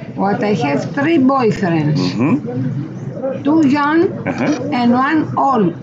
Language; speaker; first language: English; non-native, fluent; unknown